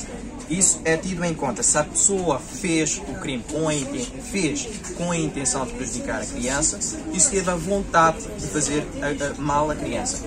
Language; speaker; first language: Portuguese; non-native, local second language; Kabuverdianu